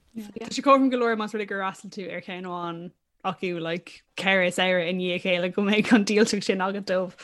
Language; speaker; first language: Irish; non-native, local second language; English